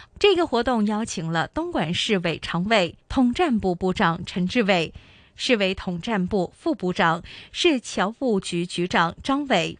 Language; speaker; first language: Chinese; non-native, local second language; Cantonese